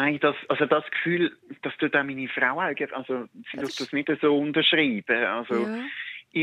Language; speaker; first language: German; native; German